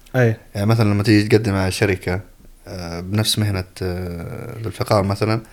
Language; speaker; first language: Arabic; early bilingual, other home language; Tigrinya